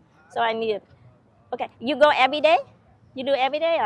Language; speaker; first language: English; non-native, learner; Vietnamese